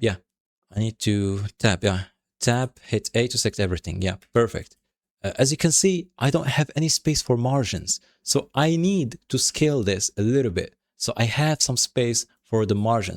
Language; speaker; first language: English; non-native, fluent; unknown